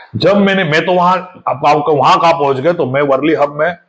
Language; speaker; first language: Hindi; non-native, local second language; Marathi